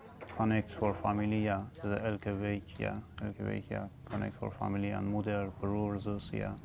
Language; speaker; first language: Dutch; non-native, learner; Persian